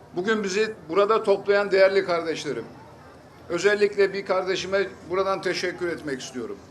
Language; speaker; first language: Turkish; native; Turkish